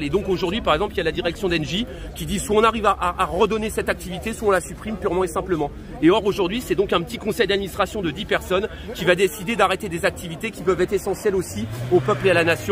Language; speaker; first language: French; native; French